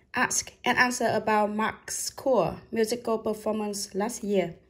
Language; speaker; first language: English; non-native, fluent; Vietnamese